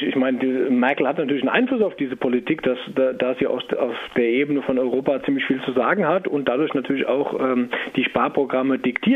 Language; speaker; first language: German; native; German